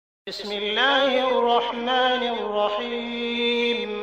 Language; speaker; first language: Arabic; native; Arabic